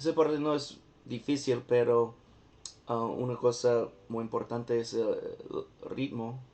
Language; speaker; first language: Spanish; non-native, learner; English